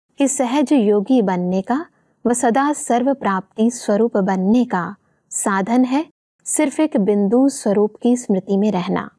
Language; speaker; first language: Hindi; native; Hindi